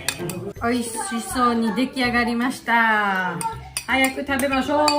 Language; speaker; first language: Japanese; non-native, fluent; Georgian